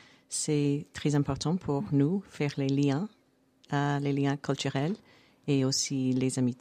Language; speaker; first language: French; non-native, fluent; English